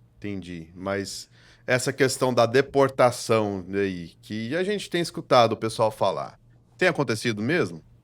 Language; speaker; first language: Portuguese; native; Portuguese